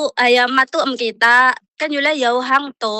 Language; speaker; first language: Chinese; non-native, learner; Indonesian